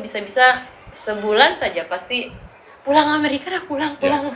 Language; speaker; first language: Indonesian; native; Indonesian